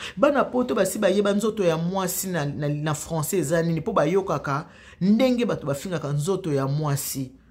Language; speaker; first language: Lingala; native; Lingala